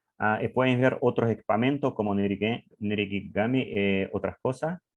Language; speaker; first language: Spanish; non-native, learner; English